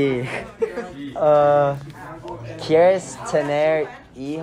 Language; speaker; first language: Spanish; non-native, learner; English